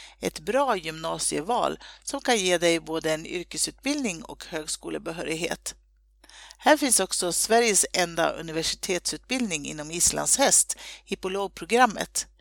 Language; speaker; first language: Swedish; native; Swedish